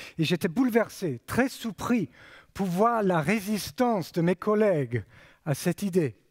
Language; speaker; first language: French; non-native, fluent; English